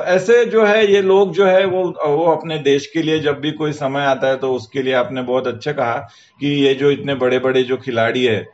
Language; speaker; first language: Hindi; non-native, local second language; Marathi